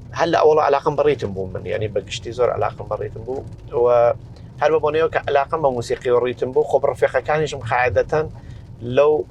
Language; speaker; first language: Central Kurdish; native; Central Kurdish